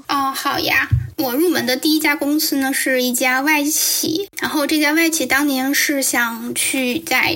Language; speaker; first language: Chinese; native; Chinese